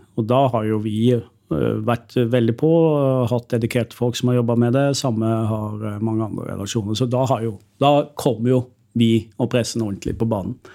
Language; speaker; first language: Norwegian; native; Norwegian